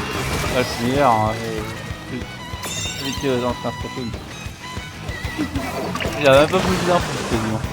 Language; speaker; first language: French; native; French